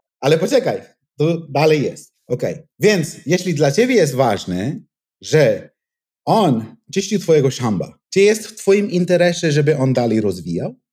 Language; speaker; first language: Polish; non-native, fluent; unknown